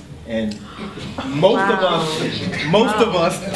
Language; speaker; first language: English; native; English